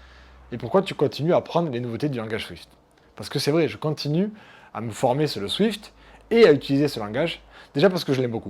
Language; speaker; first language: French; native; French